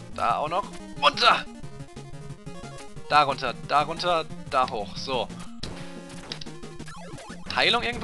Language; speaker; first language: German; native; German